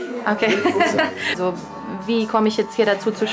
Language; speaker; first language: German; native; German